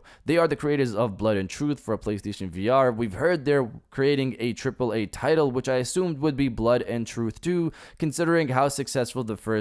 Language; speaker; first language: English; native; English